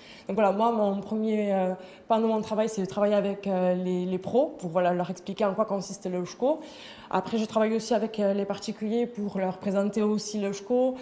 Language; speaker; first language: French; native; French